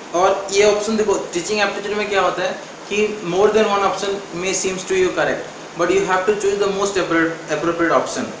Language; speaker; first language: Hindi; non-native, local second language; Odia